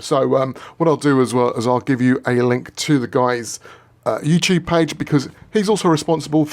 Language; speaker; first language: English; native; English